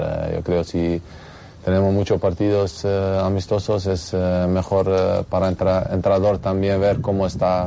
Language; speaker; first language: Spanish; non-native, fluent; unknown